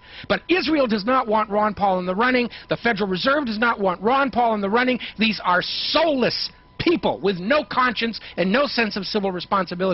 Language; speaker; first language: English; native; English